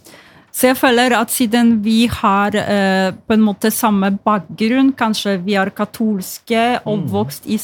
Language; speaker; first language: Norwegian; non-native, fluent; Polish